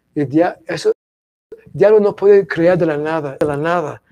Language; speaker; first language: Spanish; non-native, fluent; English